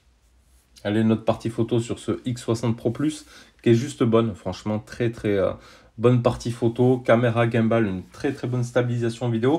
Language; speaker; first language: French; native; French